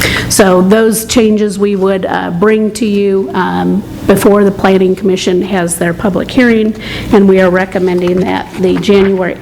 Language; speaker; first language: English; native; English